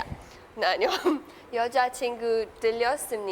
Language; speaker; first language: Korean; non-native, learner; English